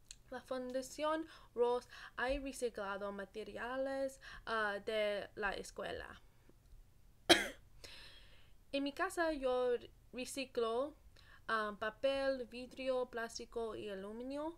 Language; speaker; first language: Spanish; non-native, learner; English